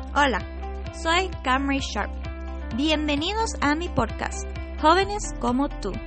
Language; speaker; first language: Spanish; non-native, fluent; English